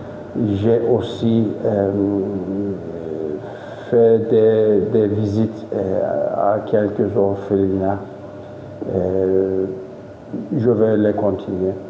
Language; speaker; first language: French; non-native, fluent; Turkish